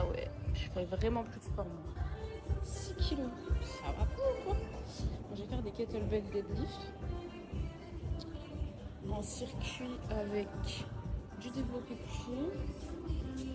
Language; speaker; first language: French; native; French